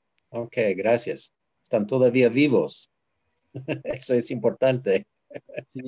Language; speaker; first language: Spanish; non-native, fluent; English